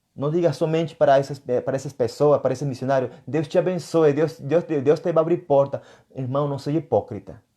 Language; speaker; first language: Portuguese; non-native, fluent; Spanish